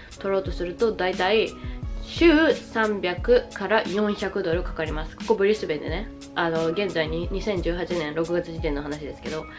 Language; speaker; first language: Japanese; native; Japanese